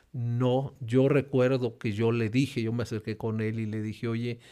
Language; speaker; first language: Spanish; native; Spanish